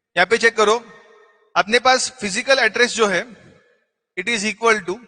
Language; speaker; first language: Hindi; non-native, local second language; Marathi